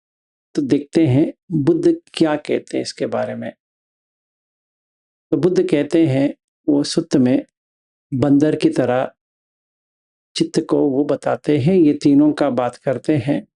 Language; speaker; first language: Hindi; native; Hindi